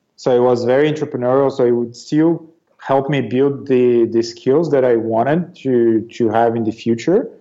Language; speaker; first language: English; non-native, fluent; Portuguese